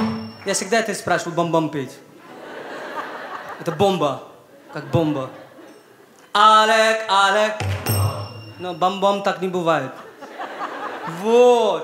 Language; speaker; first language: Russian; non-native, learner; Hindi